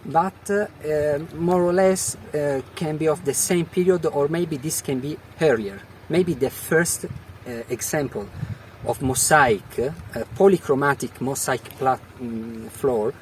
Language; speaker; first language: English; non-native, fluent; Italian